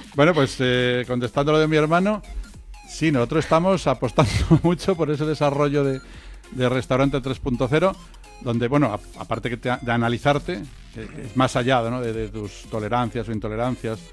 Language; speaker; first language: Spanish; native; Spanish